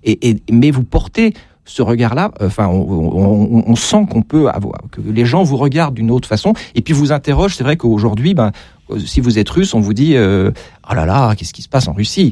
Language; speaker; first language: French; native; French